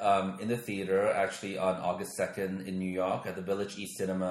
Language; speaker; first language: English; non-native, local second language; Cantonese